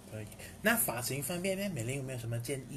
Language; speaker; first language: Chinese; native; Chinese